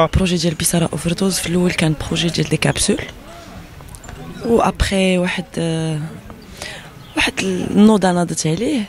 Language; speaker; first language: Arabic; native; Arabic